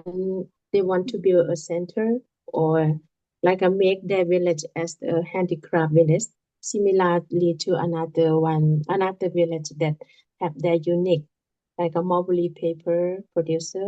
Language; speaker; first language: English; non-native, learner; Lao